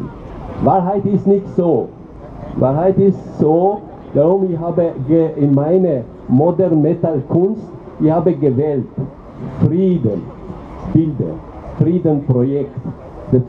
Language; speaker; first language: German; non-native, learner; Albanian